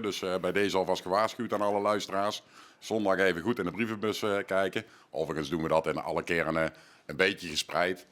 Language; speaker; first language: Dutch; native; Dutch